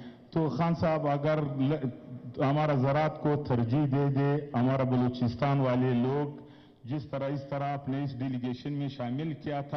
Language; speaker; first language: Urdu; non-native, local second language; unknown